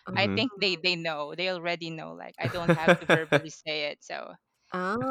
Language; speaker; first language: English; non-native, local second language; Pampanga